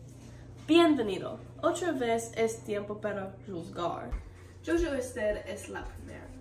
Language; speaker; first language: Spanish; non-native, learner; English